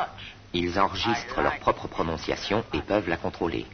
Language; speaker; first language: French; native; French